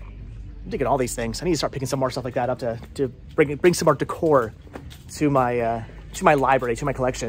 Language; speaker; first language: English; native; English